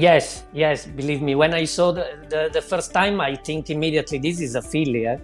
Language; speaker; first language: English; non-native, learner; Italian